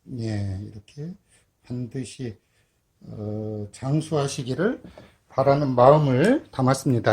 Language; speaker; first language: Korean; native; Korean